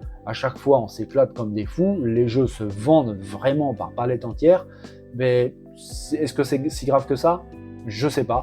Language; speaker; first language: French; native; French